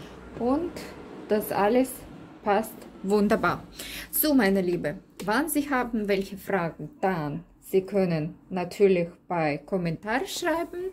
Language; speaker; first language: German; non-native, learner; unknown